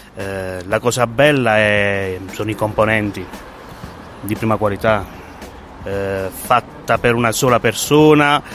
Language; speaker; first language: Italian; native; Italian